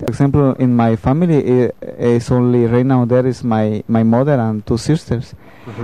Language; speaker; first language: English; non-native, learner; Spanish